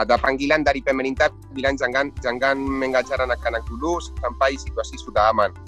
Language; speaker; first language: Indonesian; non-native, fluent; Spanish